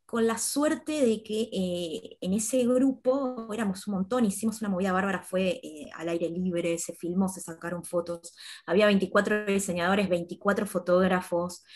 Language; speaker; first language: Spanish; native; Spanish